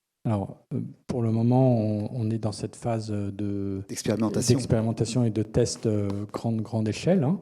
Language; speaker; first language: French; native; French